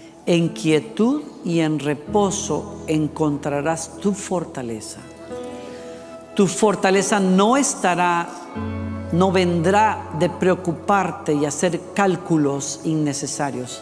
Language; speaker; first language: Spanish; native; Spanish